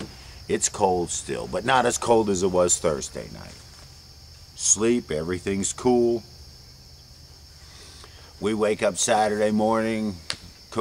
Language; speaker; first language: English; native; English